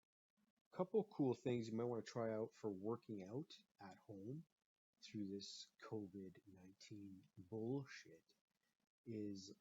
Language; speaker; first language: English; native; English